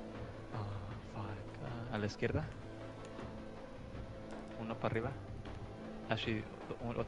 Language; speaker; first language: Spanish; early bilingual, other home language; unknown